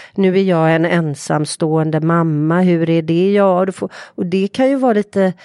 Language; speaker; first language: Swedish; native; Swedish